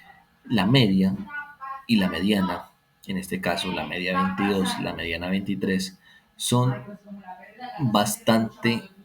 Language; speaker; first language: Spanish; native; Spanish